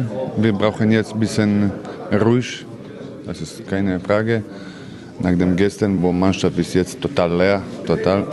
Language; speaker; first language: German; non-native, learner; Croatian